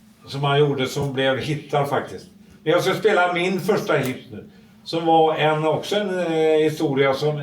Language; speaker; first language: Swedish; native; Swedish